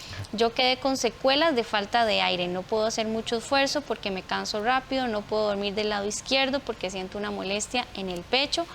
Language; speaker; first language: Spanish; native; Spanish